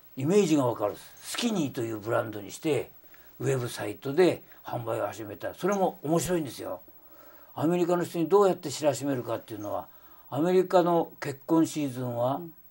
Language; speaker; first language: Japanese; native; Japanese